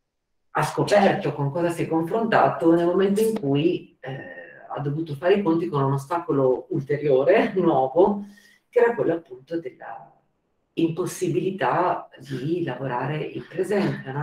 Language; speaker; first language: Italian; native; Italian